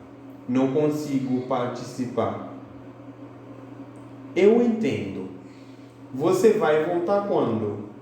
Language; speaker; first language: Portuguese; non-native, fluent; Haitian Creole